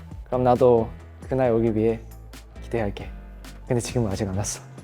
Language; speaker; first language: Korean; non-native, fluent; Thai